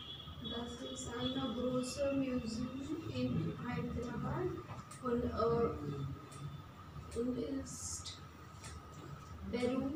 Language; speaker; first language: German; non-native, learner; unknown